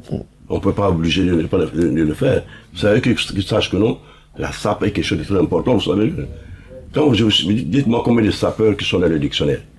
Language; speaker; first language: French; non-native, local second language; Lingala